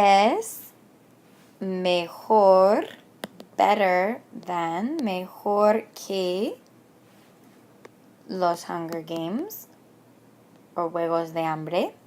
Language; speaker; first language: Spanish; non-native, fluent; English